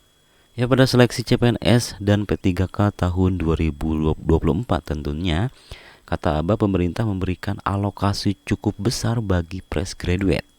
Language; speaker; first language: Indonesian; native; Indonesian